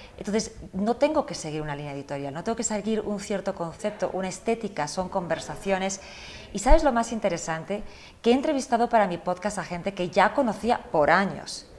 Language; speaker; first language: Spanish; early bilingual, heritage; Spanish